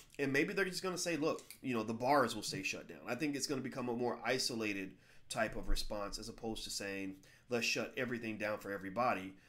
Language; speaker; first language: English; native; English